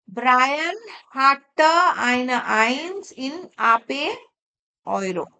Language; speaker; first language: German; non-native, fluent; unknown